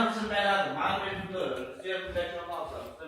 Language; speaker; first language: Azerbaijani; native; Azerbaijani